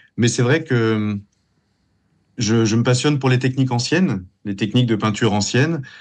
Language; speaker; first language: French; native; French